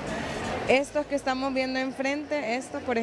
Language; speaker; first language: Spanish; native; Spanish